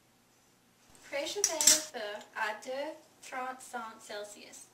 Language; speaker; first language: French; non-native, learner; English